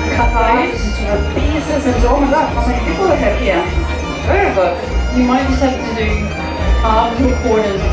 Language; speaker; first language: English; non-native, fluent; Russian